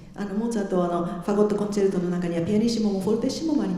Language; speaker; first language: Japanese; native; Japanese